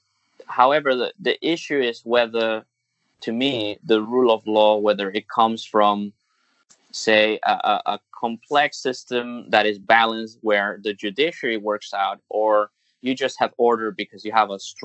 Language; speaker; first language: English; non-native, fluent; Spanish